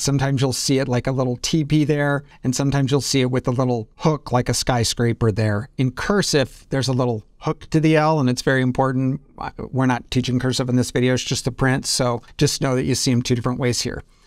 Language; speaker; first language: English; native; English